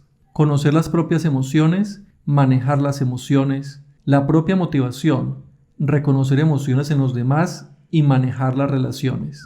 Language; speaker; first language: Spanish; native; Spanish